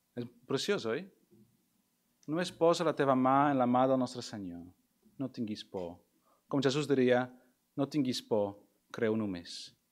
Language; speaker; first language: Catalan; non-native, fluent; English